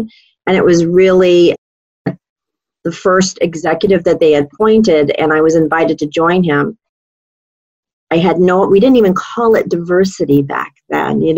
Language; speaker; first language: English; native; English